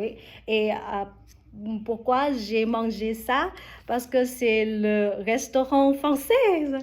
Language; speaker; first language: French; non-native, learner; Vietnamese